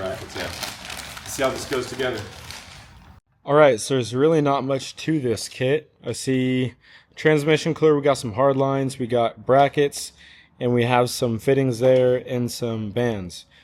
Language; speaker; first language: English; native; English